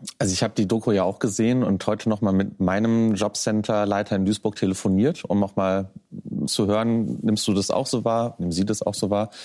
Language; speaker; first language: German; native; German